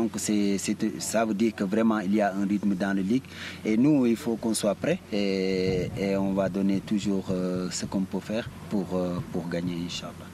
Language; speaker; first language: French; early bilingual, heritage; Italian